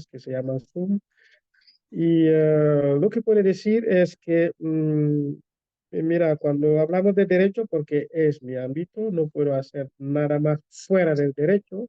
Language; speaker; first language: Spanish; non-native, fluent; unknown